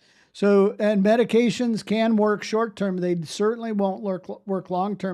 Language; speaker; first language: English; native; English